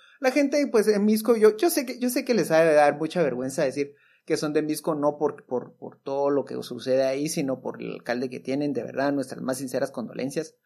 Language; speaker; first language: Spanish; native; Spanish